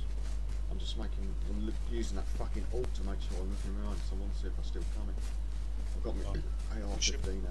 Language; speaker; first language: English; native; English